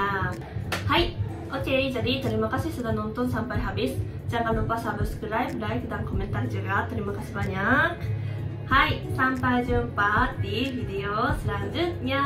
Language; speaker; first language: Indonesian; non-native, fluent; Japanese